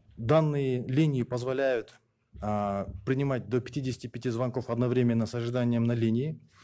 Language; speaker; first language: Russian; non-native, local second language; Kyrgyz